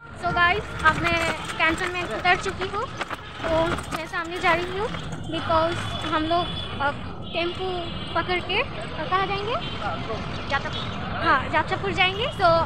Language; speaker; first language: Hindi; non-native, learner; Bangla